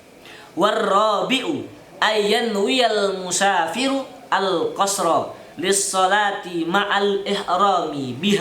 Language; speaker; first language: Arabic; non-native, learner; Indonesian